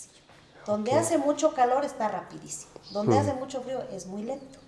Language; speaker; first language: Spanish; native; Spanish